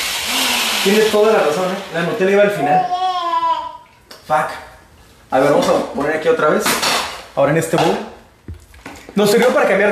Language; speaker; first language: Spanish; native; Spanish